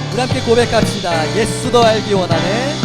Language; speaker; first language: Korean; native; Korean